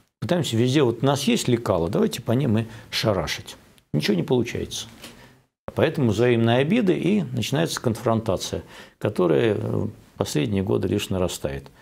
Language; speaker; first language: Russian; native; Russian